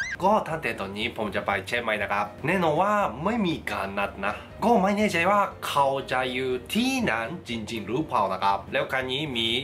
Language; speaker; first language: Thai; non-native, learner; Japanese